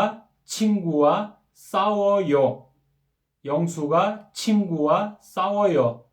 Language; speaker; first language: Korean; non-native, fluent; Kyrgyz